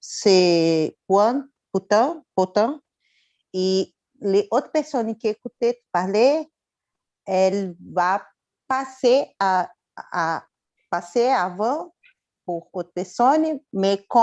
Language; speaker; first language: French; non-native, learner; Portuguese